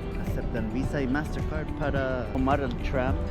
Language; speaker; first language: Spanish; non-native, fluent; English